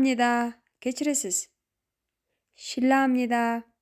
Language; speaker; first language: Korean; non-native, fluent; Kyrgyz